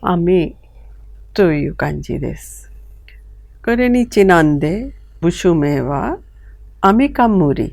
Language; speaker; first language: Japanese; non-native, fluent; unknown